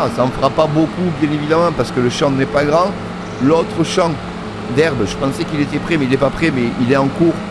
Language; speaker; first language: French; native; French